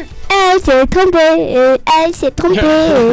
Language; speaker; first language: French; early bilingual, heritage; French